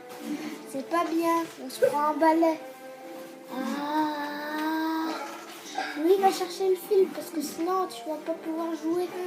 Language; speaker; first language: French; native; French